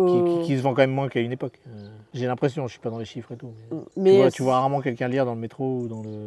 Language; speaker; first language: French; native; French